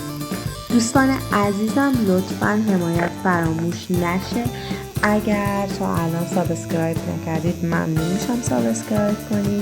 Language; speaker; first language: Persian; native; Persian